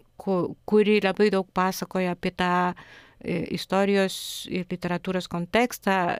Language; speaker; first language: Lithuanian; non-native, fluent; Spanish